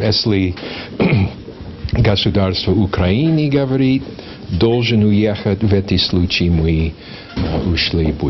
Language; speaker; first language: Russian; non-native, learner; English